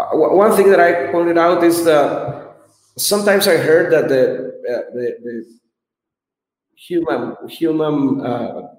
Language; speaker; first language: English; non-native, learner; Spanish